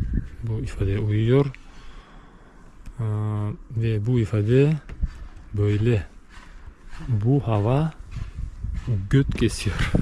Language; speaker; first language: Turkish; non-native, learner; Bashkir